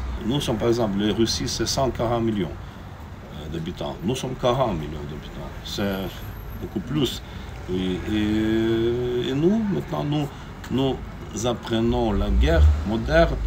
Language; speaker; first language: French; non-native, learner; Ukrainian